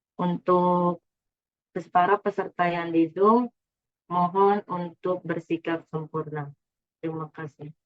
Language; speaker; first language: Indonesian; native; Indonesian